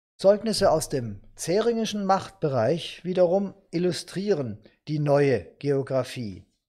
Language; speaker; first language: German; native; German